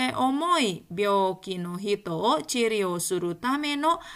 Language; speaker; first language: Japanese; non-native, fluent; Indonesian